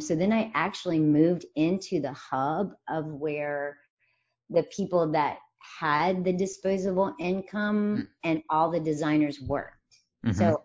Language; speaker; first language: English; native; English